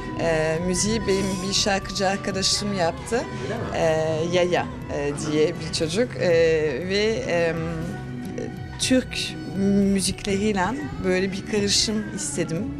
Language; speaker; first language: Turkish; early bilingual, heritage; Turkish